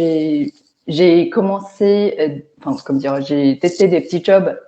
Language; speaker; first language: French; non-native, fluent; Chinese